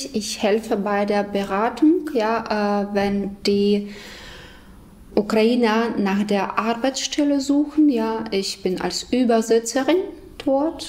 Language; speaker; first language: German; non-native, fluent; Ukrainian